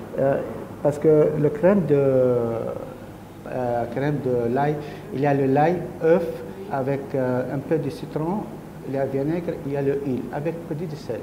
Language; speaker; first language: French; non-native, learner; Arabic